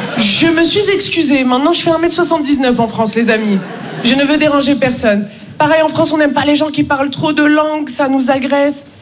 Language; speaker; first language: French; native; French